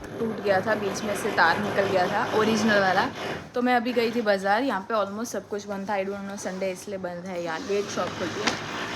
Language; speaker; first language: Hindi; non-native, local second language; Gujarati